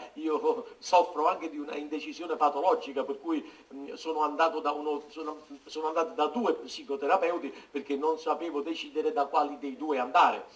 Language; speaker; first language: Italian; native; Italian